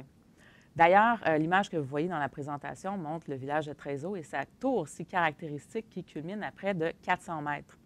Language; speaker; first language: French; native; French